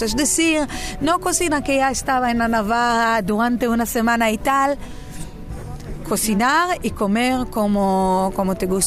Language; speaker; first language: Spanish; non-native, fluent; Hebrew